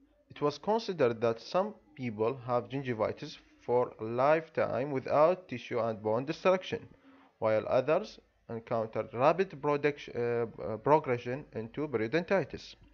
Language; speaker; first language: English; non-native, fluent; Arabic